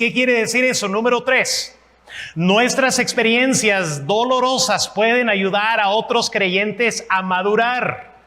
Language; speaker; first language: Spanish; non-native, fluent; English